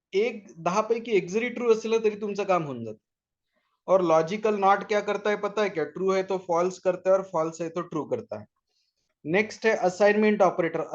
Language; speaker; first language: Hindi; non-native, local second language; Marathi